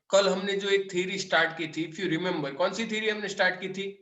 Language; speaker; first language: Hindi; non-native, local second language; Gujarati